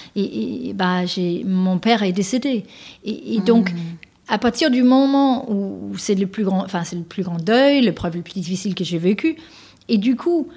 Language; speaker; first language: French; non-native, fluent; Danish